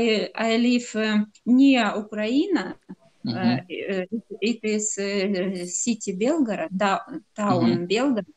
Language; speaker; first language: English; non-native, learner; Russian